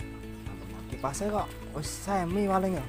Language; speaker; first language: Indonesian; non-native, local second language; Javanese